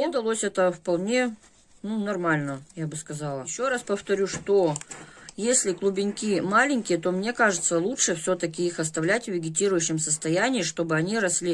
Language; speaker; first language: Russian; native; Russian